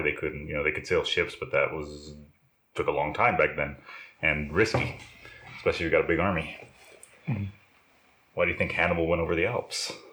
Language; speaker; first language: English; native; English